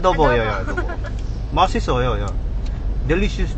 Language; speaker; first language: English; non-native, local second language; Filipino